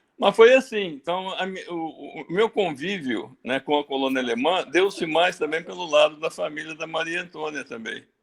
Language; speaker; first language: Portuguese; early bilingual, other home language; German